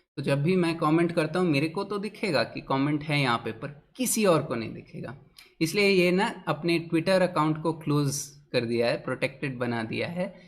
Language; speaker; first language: Hindi; non-native, local second language; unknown